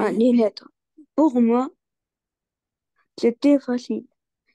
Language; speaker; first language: French; non-native, learner; Arabic